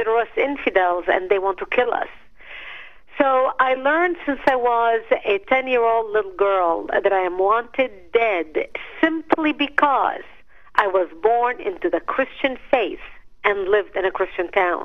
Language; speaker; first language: English; non-native, fluent; Arabic